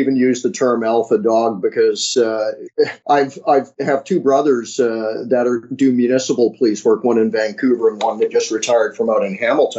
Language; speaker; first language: English; native; English